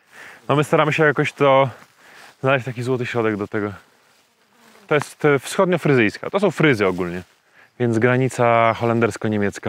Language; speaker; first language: Polish; native; Polish